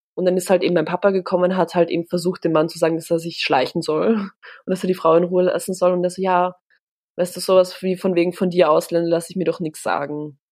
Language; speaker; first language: German; early bilingual, other home language; Polish